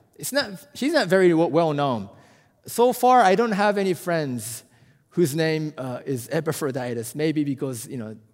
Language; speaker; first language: English; non-native, fluent; Japanese